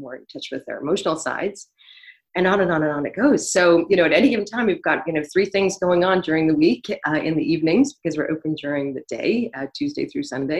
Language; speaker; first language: English; native; English